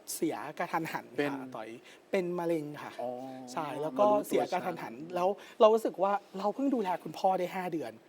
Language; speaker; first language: Thai; native; Thai